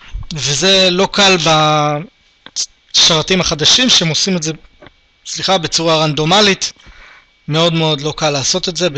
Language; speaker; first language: Hebrew; native; Hebrew